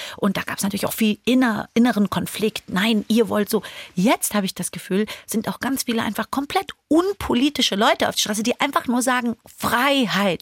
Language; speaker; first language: German; early bilingual, other home language; Persian